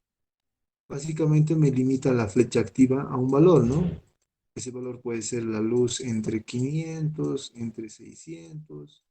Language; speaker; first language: Spanish; native; Spanish